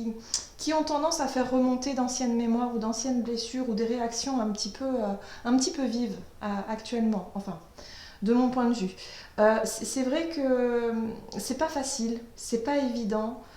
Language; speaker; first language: French; native; French